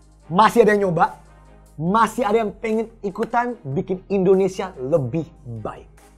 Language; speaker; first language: Indonesian; native; Indonesian